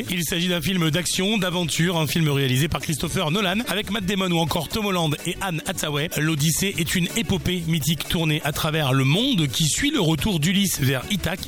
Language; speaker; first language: French; native; French